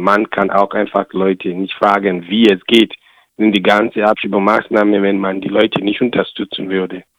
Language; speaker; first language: German; non-native, learner; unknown